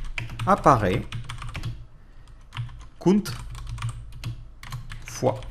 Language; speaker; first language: French; native; French